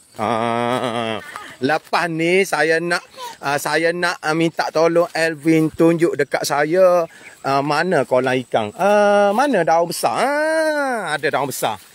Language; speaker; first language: Malay; native; Malay